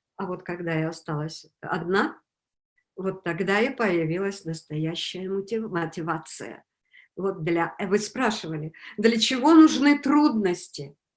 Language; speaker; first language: Russian; native; Russian